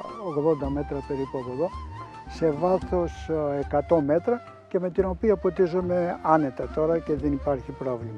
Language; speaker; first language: Greek; native; Greek